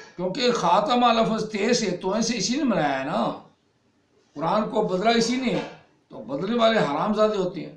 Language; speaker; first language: Urdu; native; Urdu